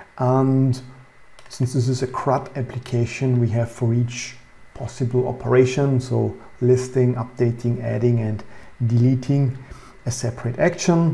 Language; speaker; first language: English; non-native, fluent; German